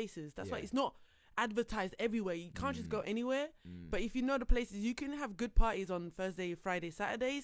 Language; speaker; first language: English; non-native, fluent; Dutch